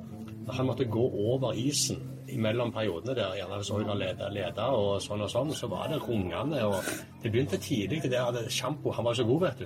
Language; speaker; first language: Norwegian; native; Norwegian